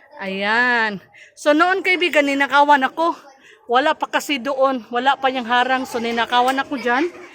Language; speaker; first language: Filipino; non-native, local second language; Cebuano